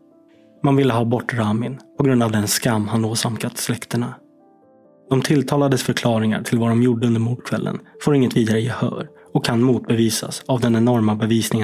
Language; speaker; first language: Swedish; native; Swedish